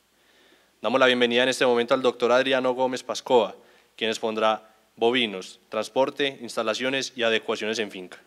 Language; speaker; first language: Spanish; native; Spanish